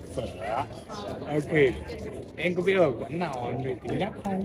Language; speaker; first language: Vietnamese; non-native, learner; Chinese